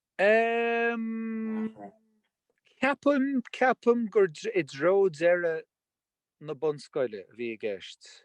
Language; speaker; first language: Irish; non-native, local second language; English